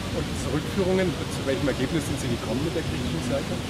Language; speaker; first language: German; native; German